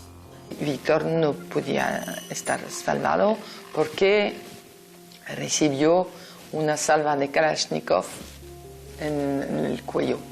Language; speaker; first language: Spanish; non-native, fluent; French